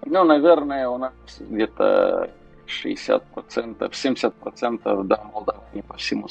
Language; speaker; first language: Russian; non-native, local second language; Romanian